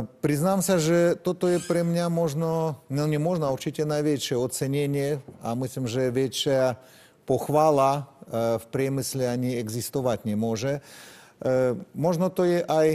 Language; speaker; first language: Slovak; non-native, fluent; Armenian